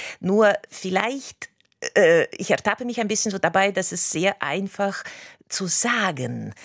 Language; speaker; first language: German; non-native, fluent; Russian